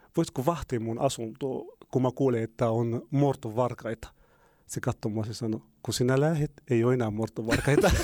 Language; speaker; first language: Finnish; non-native, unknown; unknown